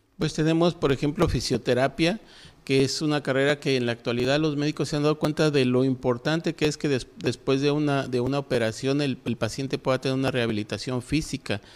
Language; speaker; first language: Spanish; native; Spanish